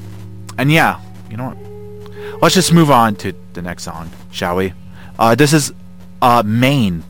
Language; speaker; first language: English; native; English